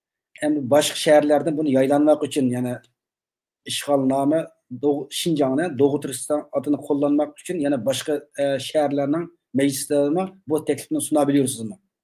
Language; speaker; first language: Turkish; non-native, learner; Uyghur